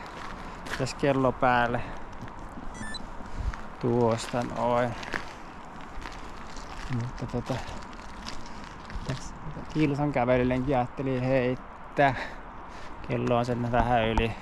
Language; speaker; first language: Finnish; native; Finnish